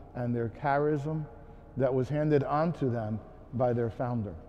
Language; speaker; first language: English; early bilingual, other home language; Spanish